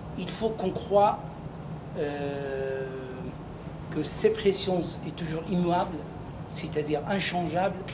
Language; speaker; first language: French; non-native, fluent; Arabic